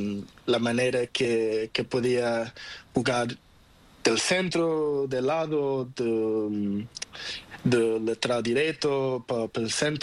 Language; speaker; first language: Spanish; non-native, learner; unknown